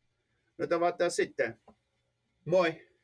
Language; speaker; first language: Finnish; non-native, fluent; English